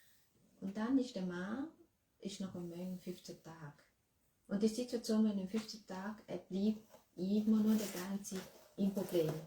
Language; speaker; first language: German; non-native, learner; Thai